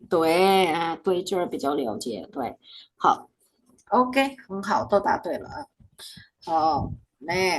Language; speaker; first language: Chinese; non-native, fluent; Indonesian